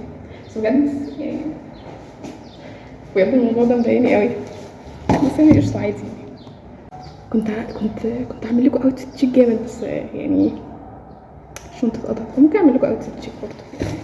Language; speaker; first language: Arabic; native; Arabic